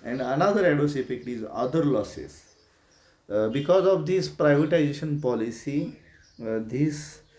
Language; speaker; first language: English; non-native, local second language; Marathi